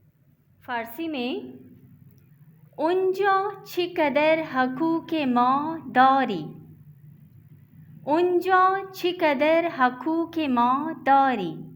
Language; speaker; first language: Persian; non-native, fluent; Urdu